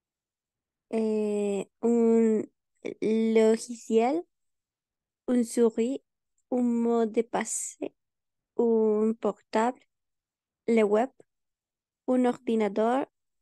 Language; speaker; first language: French; non-native, learner; Spanish